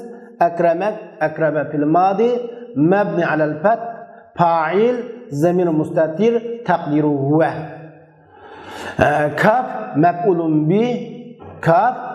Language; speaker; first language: Arabic; non-native, fluent; Uzbek